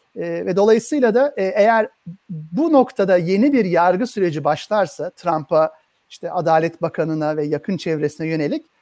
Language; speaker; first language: Turkish; native; Turkish